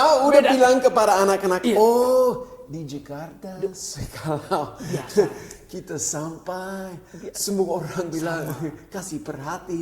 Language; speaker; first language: Indonesian; non-native, fluent; English